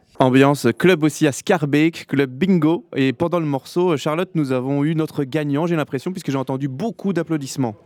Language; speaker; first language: French; native; French